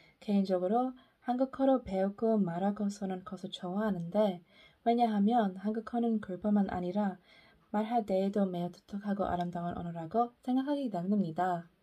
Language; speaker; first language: Korean; non-native, learner; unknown